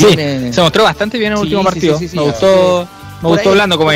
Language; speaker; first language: Spanish; native; Spanish